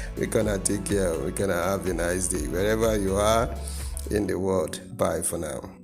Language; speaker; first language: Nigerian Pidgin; non-native, local second language; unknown